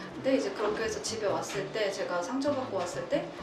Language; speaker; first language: Korean; native; Korean